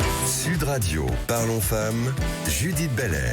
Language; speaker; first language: French; native; French